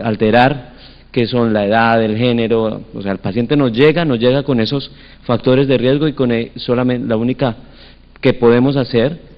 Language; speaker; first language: Spanish; native; Spanish